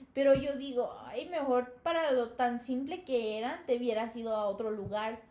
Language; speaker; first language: Spanish; early bilingual, heritage; Spanish